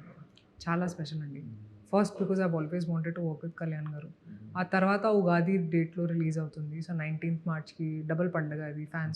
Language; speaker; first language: Telugu; non-native, local second language; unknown